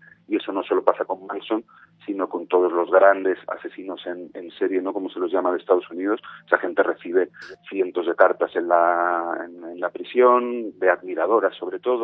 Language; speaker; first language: Spanish; native; Spanish